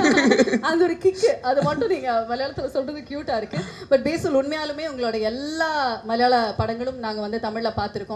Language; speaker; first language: Tamil; native; Tamil